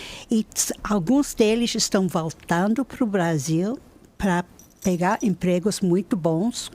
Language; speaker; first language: Portuguese; non-native, fluent; English